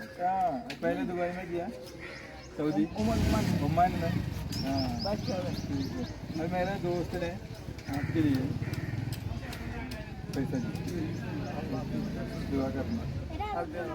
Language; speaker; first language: Hindi; non-native, local second language; Malayalam